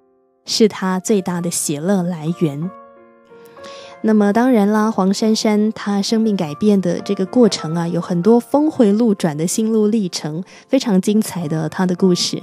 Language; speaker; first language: Chinese; native; Chinese